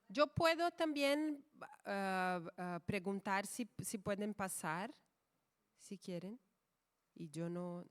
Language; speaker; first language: Spanish; non-native, fluent; Portuguese